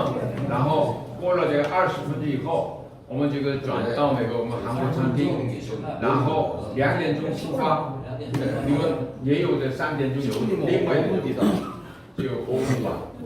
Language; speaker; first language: Chinese; non-native, fluent; Korean